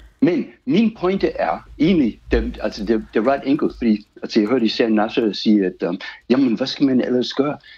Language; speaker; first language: Danish; non-native, fluent; English